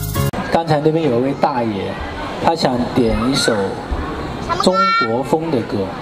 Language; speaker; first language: Chinese; native; Chinese